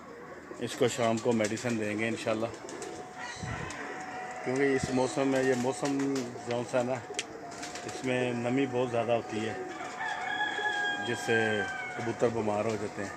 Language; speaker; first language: Hindi; non-native, local second language; Punjabi